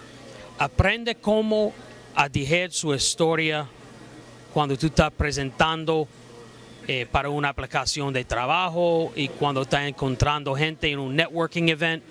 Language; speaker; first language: Spanish; non-native, fluent; English